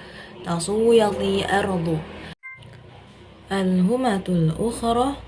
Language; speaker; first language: Arabic; non-native, learner; Indonesian